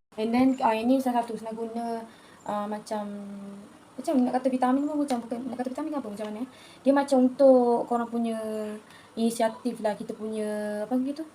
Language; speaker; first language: Malay; native; Malay